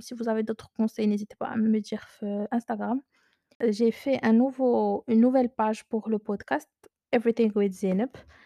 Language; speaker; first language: French; non-native, local second language; Arabic